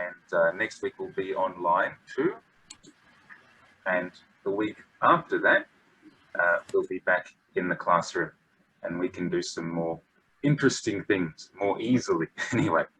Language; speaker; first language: English; non-native, fluent; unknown